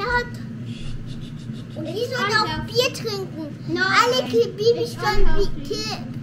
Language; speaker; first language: German; early bilingual, other home language; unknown